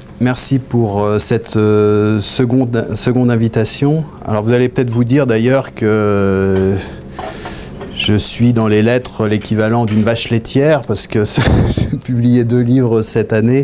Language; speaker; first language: French; native; French